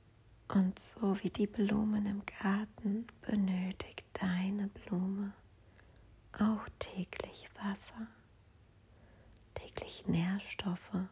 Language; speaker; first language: German; native; German